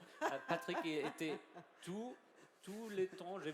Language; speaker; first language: French; non-native, learner; German